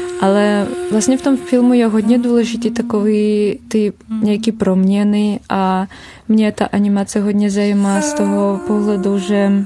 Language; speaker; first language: Czech; non-native, fluent; Russian